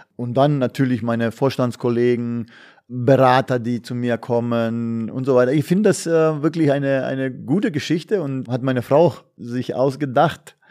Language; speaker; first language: German; non-native, fluent; Bosnian